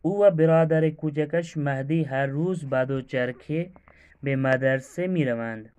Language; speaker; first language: Persian; non-native, fluent; Urdu